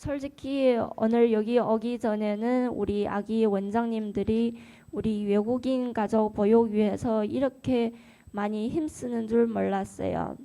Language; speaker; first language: Korean; non-native, learner; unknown